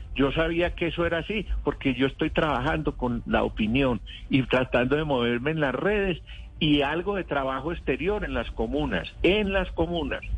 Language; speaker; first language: Spanish; native; Spanish